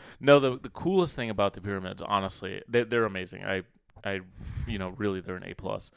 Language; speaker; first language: English; early bilingual, other home language; Arabic